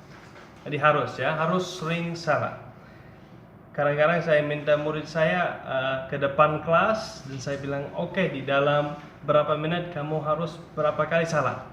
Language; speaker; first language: Indonesian; non-native, fluent; English